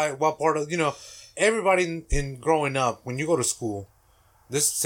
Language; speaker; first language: English; non-native, fluent; Spanish